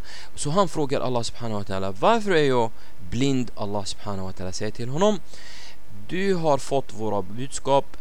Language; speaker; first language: Swedish; non-native, fluent; Arabic